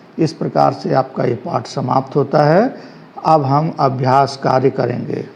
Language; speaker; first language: Hindi; native; Hindi